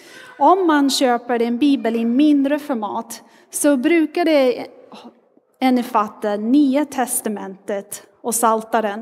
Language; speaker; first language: Swedish; non-native, fluent; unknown